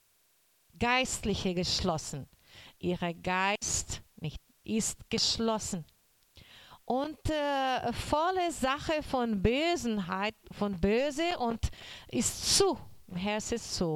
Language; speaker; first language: German; non-native, learner; Portuguese